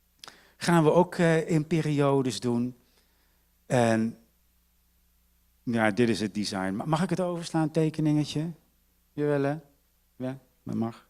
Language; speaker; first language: Dutch; native; Dutch